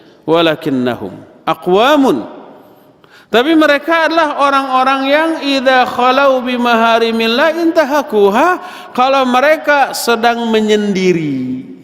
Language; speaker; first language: Indonesian; native; Indonesian